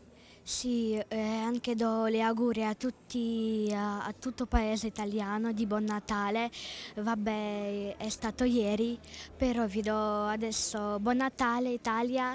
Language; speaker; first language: Italian; non-native, learner; Ukrainian